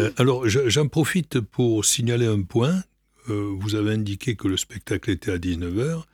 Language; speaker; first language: French; native; French